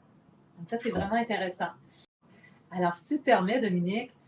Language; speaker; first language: French; native; French